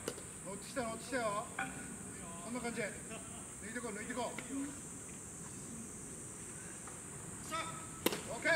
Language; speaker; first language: Japanese; native; Japanese